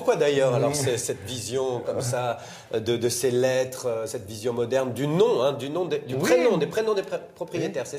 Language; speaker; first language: French; native; French